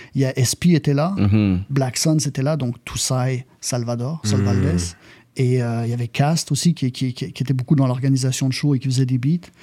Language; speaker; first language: French; native; French